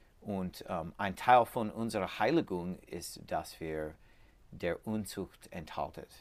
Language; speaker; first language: German; non-native, learner; English